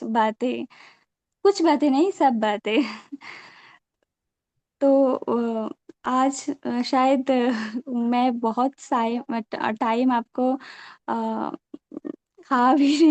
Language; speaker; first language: Hindi; non-native, local second language; Bangla